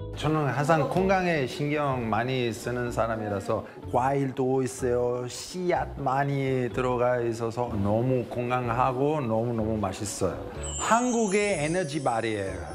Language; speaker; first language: Korean; non-native, fluent; Italian